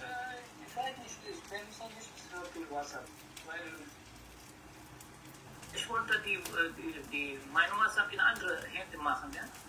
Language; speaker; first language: German; non-native, learner; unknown